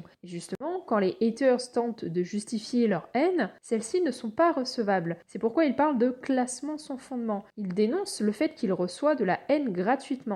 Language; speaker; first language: French; native; French